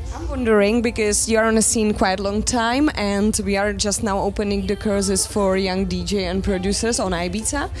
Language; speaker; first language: English; non-native, fluent; Czech